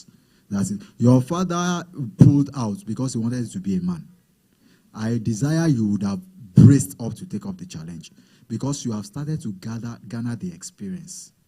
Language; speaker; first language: English; non-native, local second language; Yoruba